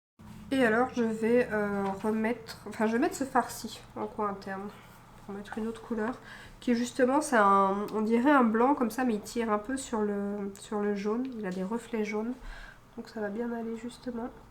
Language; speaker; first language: French; native; French